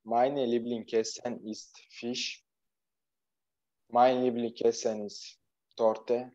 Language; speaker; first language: German; non-native, learner; Turkish